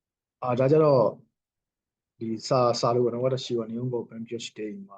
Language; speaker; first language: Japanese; non-native, learner; Burmese